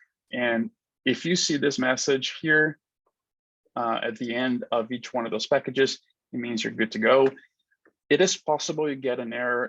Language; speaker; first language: English; non-native, fluent; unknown